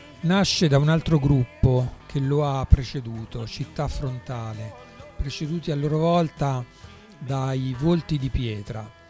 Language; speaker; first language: Italian; native; Italian